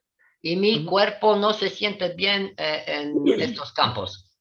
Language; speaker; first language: Spanish; non-native, fluent; Italian